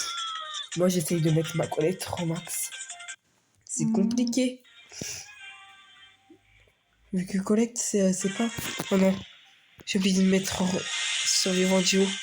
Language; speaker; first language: French; native; French